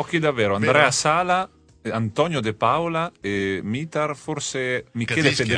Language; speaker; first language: Italian; native; Italian